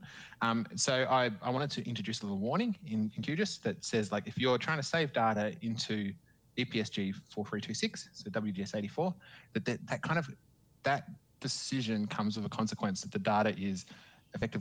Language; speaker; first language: English; native; English